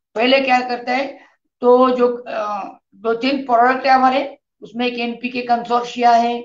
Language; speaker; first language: Hindi; non-native, local second language; Marathi